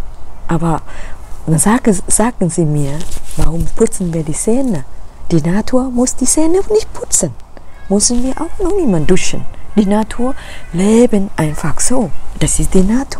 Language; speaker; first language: German; non-native, learner; Thai